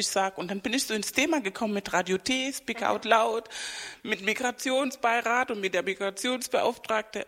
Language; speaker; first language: German; non-native, fluent; Spanish